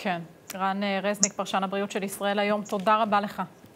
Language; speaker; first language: Hebrew; native; Hebrew